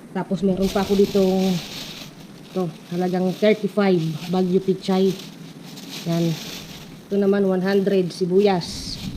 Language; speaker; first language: Filipino; non-native, local second language; Waray